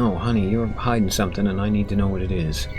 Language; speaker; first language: English; native; English